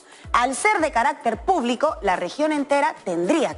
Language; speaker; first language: Spanish; native; Spanish